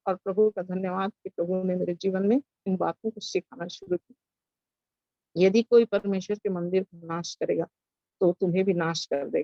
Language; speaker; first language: Hindi; native; Hindi